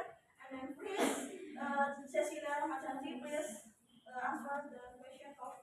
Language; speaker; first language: English; non-native, learner; Indonesian